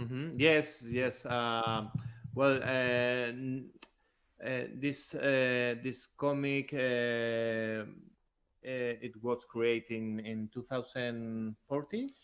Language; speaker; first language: English; non-native, learner; Spanish